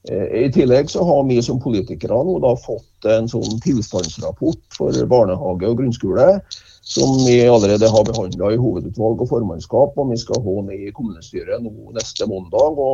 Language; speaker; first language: Norwegian; native; Norwegian